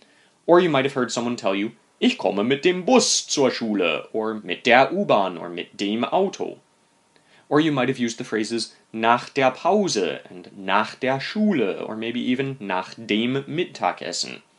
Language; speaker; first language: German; non-native, fluent; English